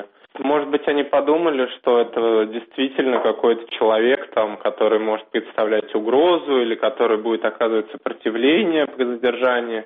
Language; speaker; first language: Russian; native; Russian